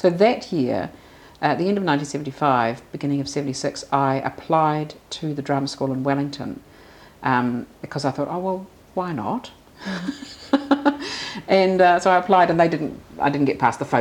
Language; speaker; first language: English; native; English